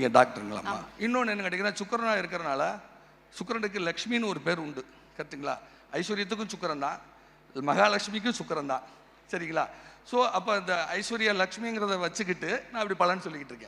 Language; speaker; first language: Tamil; native; Tamil